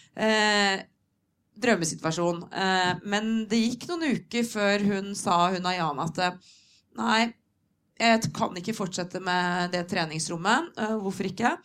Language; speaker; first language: Norwegian; native; Norwegian